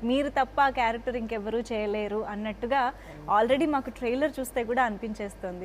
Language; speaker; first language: Telugu; native; Telugu